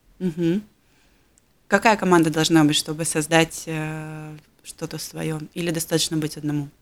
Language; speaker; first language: Russian; native; Russian